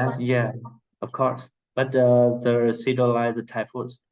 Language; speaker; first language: English; non-native, learner; Vietnamese